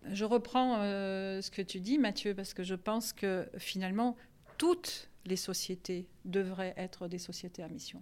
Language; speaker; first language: French; non-native, fluent; German